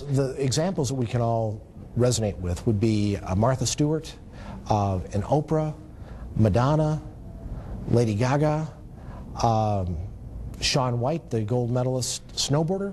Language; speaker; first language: English; native; English